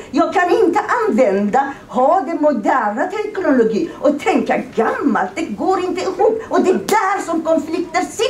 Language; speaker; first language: Swedish; non-native, fluent; Persian